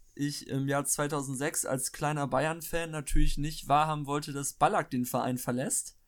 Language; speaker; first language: German; native; German